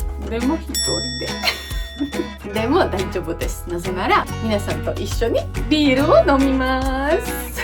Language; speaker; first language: Japanese; non-native, learner; Georgian